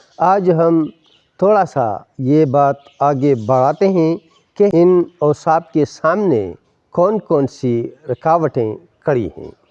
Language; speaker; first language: Urdu; non-native, local second language; Pashto